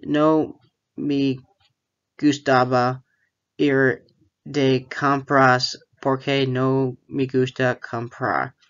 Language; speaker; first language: Spanish; non-native, learner; English